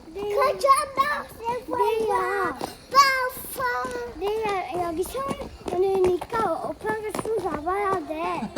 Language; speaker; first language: Korean; early bilingual, heritage; Korean